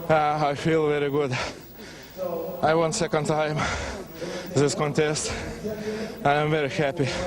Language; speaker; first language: English; non-native, learner; Lithuanian